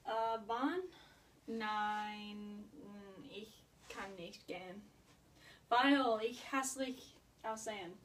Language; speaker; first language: German; non-native, learner; English